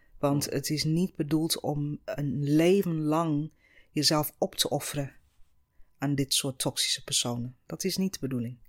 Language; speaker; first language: Dutch; non-native, fluent; English